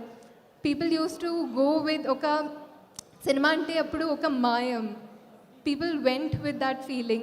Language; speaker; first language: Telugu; non-native, fluent; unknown